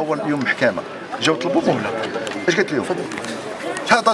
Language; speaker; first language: Arabic; native; Arabic